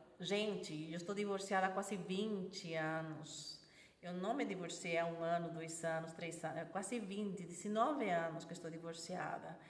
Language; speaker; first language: Portuguese; non-native, fluent; Spanish